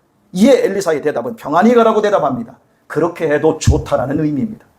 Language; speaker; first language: Korean; native; Korean